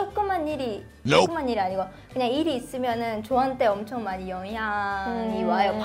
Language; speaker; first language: Korean; non-native, fluent; Japanese